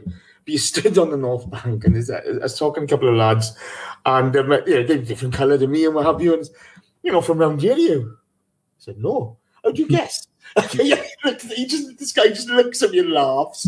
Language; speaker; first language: English; native; English